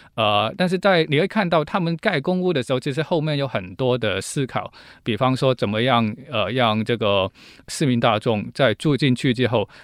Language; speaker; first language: Chinese; non-native, local second language; Cantonese